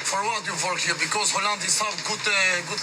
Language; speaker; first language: English; non-native, learner; Albanian